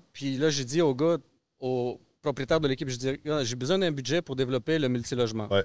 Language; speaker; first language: French; early bilingual, other home language; Russian